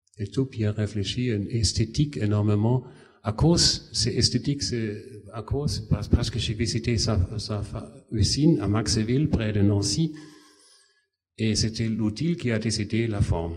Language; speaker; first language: French; non-native, fluent; German